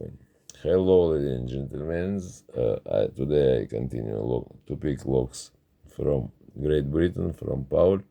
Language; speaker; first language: English; non-native, learner; Russian